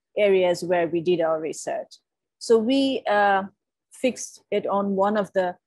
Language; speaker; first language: English; non-native, local second language; Bangla